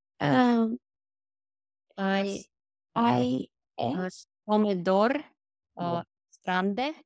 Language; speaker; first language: Spanish; non-native, learner; English